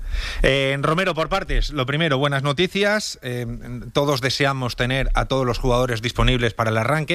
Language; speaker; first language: Spanish; native; Spanish